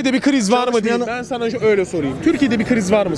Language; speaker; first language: Turkish; native; Turkish